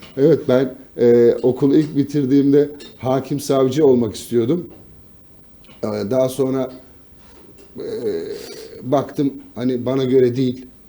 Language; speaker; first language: Turkish; native; Turkish